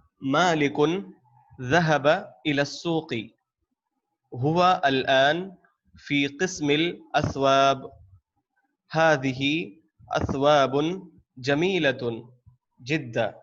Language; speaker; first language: Arabic; non-native, fluent; Urdu